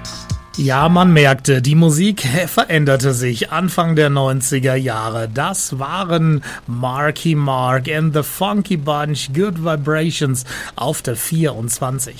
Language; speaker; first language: German; native; German